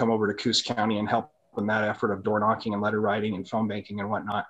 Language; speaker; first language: English; native; English